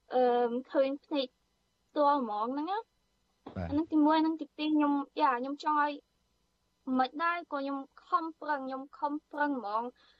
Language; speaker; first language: Khmer; early bilingual, heritage; Khmer